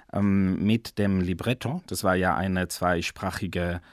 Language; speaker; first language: German; non-native, fluent; Spanish